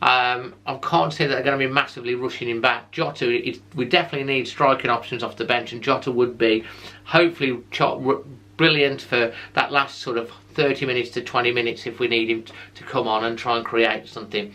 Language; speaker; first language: English; native; English